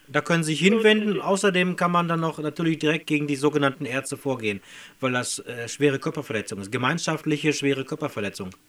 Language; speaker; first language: German; native; German